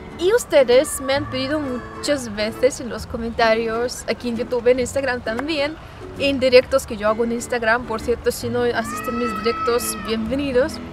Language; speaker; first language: Spanish; non-native, fluent; Russian